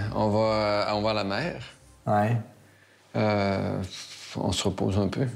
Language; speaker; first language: French; native; French